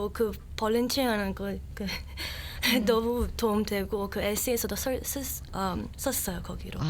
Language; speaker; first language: Korean; early bilingual, heritage; Korean